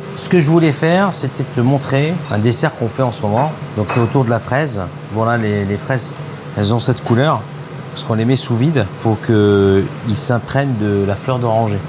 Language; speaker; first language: French; non-native, local second language; Arabic